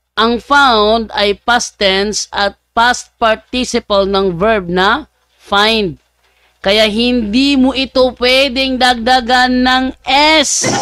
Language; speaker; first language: Filipino; native; Filipino